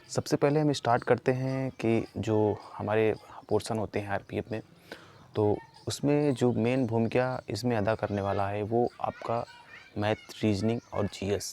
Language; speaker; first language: Hindi; native; Hindi